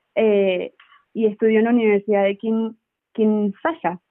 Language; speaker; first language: Spanish; native; Spanish